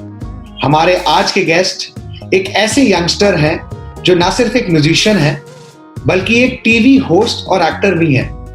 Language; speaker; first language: Hindi; native; Hindi